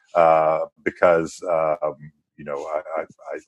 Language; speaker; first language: English; non-native, fluent; French